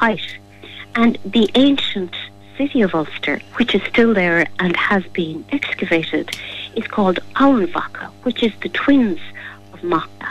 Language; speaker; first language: English; native; English